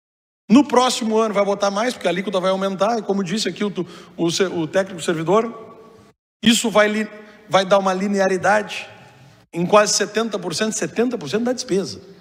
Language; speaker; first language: Portuguese; native; Portuguese